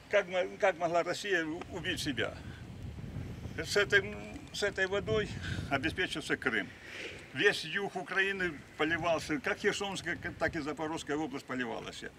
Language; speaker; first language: Russian; native; Russian